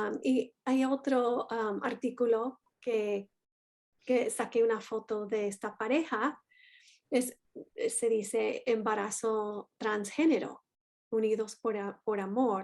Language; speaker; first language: Spanish; non-native, fluent; English